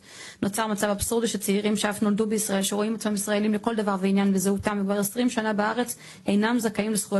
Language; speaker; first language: Hebrew; native; Hebrew